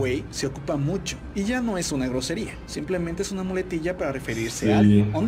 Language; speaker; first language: Spanish; native; Spanish